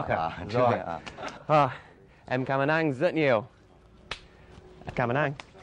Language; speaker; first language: Vietnamese; non-native, learner; English